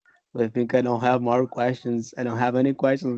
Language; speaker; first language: English; non-native, fluent; Portuguese